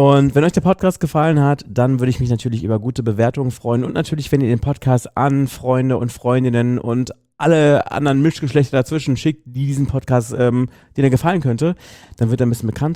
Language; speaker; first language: German; native; German